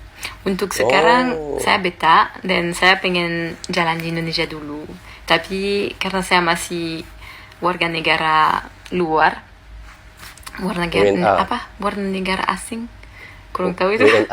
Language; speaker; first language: Indonesian; non-native, fluent; French